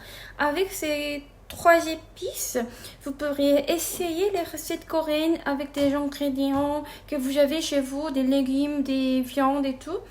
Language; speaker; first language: French; non-native, fluent; Korean